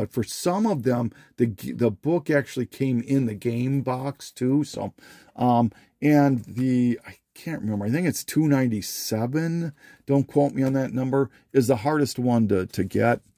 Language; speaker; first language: English; native; English